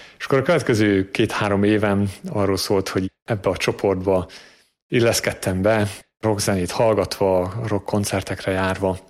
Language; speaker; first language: Hungarian; native; Hungarian